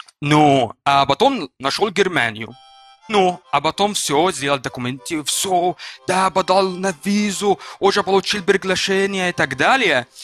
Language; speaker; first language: Russian; non-native, learner; Arabic